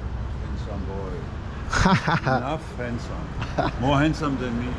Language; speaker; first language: English; non-native, learner; German